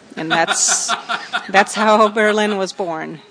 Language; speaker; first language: English; non-native, fluent; German